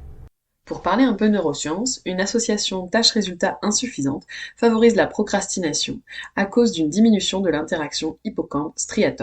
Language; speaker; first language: French; native; French